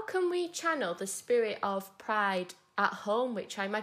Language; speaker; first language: English; native; English